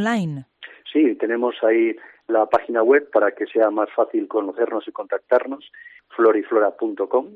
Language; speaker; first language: Spanish; native; Spanish